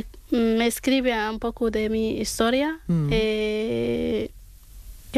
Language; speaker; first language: Spanish; non-native, learner; Arabic